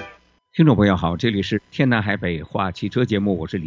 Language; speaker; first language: Chinese; native; Chinese